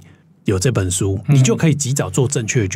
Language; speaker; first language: Chinese; native; Chinese